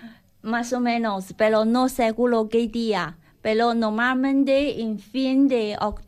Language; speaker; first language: Spanish; non-native, learner; Chinese